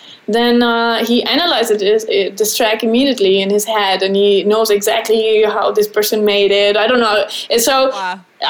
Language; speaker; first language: English; non-native, fluent; German